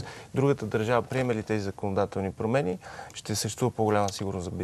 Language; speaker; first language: Bulgarian; native; Bulgarian